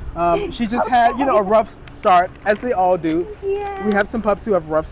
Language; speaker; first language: English; native; English